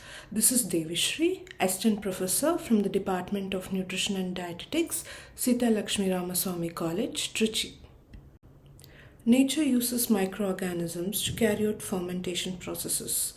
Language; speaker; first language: English; non-native, local second language; Tamil